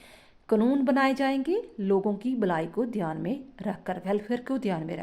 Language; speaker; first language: Hindi; native; Hindi